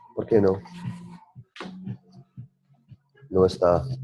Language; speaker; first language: Spanish; non-native, learner; English